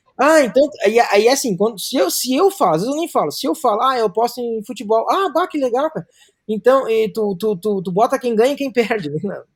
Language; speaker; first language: Portuguese; native; Portuguese